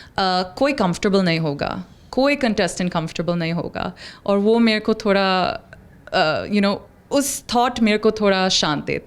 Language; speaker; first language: Hindi; non-native, local second language; English